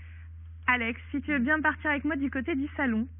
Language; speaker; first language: French; native; French